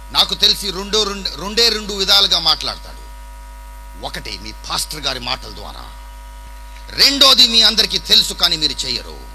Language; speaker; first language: Telugu; non-native, local second language; English